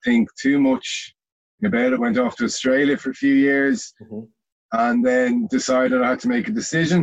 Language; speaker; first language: English; native; English